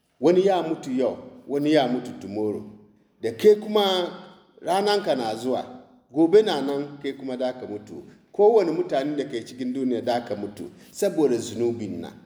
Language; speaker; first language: Hausa; non-native, local second language; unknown